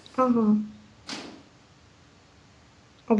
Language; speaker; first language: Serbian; non-native, learner; Russian